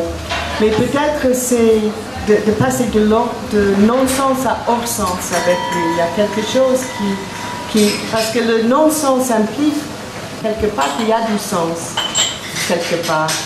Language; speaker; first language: French; non-native, fluent; English